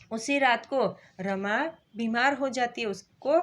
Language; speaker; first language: Hindi; non-native, local second language; Gujarati